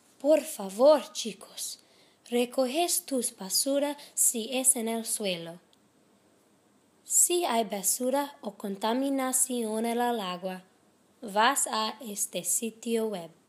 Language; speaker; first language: Spanish; non-native, learner; English